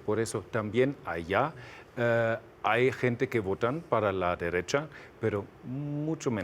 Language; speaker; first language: Spanish; non-native, fluent; German